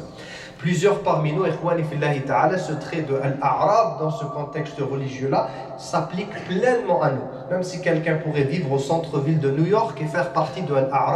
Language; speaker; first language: French; non-native, local second language; Arabic